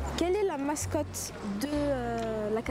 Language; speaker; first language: French; native; French